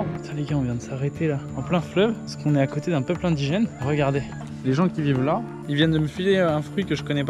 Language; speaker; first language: French; native; French